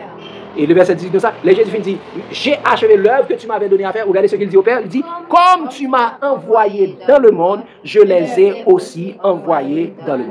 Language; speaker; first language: French; non-native, local second language; Haitian Creole